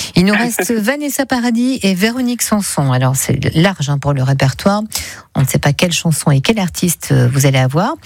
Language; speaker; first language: French; native; French